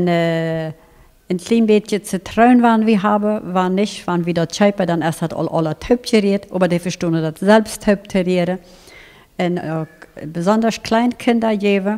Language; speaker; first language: German; non-native, local second language; Plautdietsch